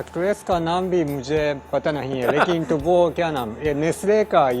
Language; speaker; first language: Hindi; non-native, learner; Japanese